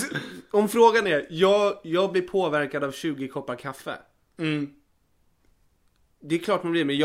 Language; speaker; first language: Swedish; native; Swedish